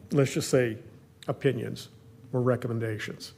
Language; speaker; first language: English; native; English